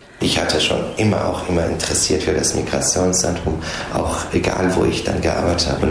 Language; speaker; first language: German; non-native, fluent; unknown